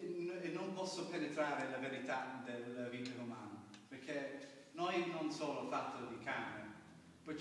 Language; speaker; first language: Italian; non-native, learner; English